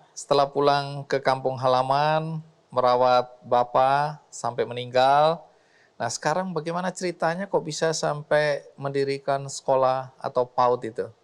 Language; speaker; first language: Indonesian; native; Indonesian